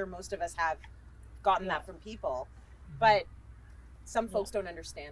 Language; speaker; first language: English; native; English